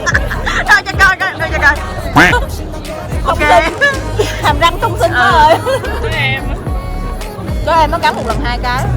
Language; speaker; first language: Vietnamese; native; Vietnamese